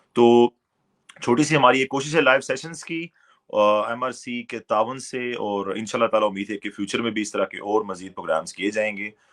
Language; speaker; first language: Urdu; native; Urdu